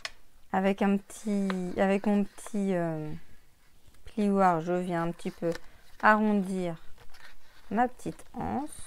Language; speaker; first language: French; native; French